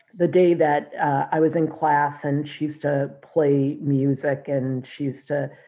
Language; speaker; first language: English; native; English